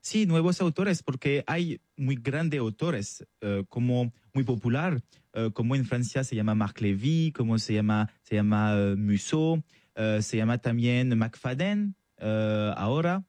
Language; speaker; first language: Spanish; non-native, learner; French